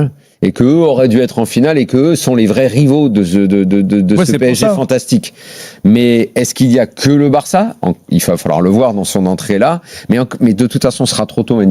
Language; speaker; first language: French; native; French